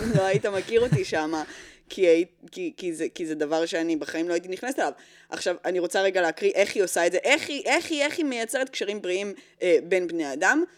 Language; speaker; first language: Hebrew; early bilingual, other home language; English